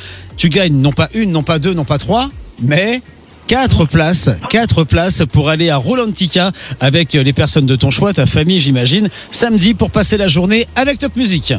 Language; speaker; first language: French; native; French